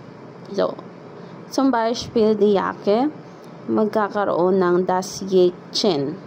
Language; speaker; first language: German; non-native, fluent; Filipino